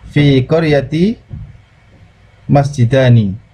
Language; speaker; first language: Arabic; non-native, fluent; Indonesian